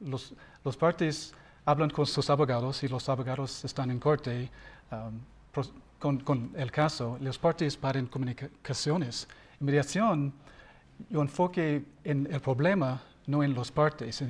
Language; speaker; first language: Spanish; non-native, learner; English